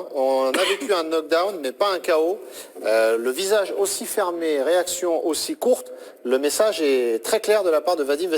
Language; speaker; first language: French; native; French